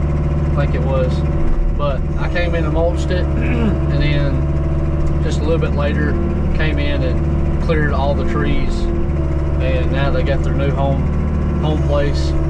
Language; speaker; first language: English; native; English